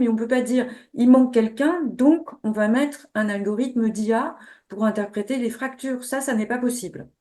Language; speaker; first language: French; native; French